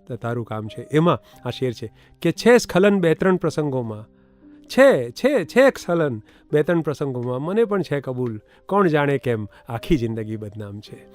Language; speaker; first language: Gujarati; native; Gujarati